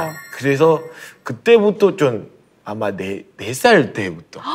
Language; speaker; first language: Korean; early bilingual, heritage; Korean